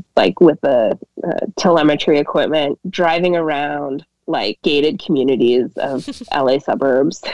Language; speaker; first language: English; native; English